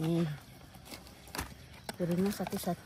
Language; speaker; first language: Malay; non-native, local second language; Sundanese